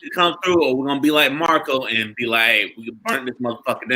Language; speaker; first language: English; native; English